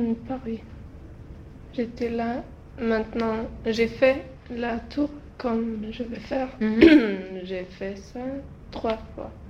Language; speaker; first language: French; non-native, learner; Swedish